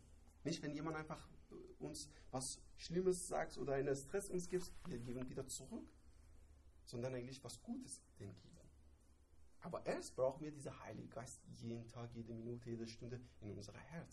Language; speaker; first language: German; non-native, learner; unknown